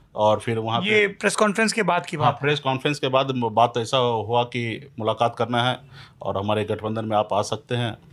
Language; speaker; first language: Hindi; native; Hindi